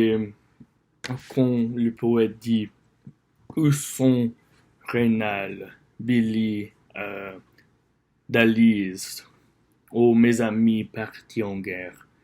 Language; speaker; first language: French; non-native, learner; English